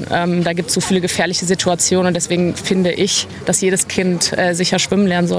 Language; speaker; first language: German; native; German